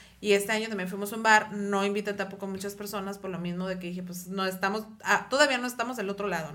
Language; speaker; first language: Spanish; native; Spanish